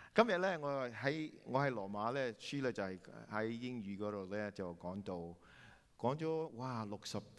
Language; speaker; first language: Chinese; native; Chinese